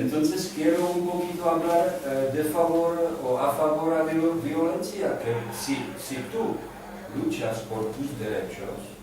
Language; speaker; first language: Spanish; non-native, learner; Czech